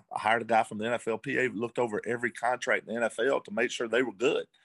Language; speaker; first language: English; native; English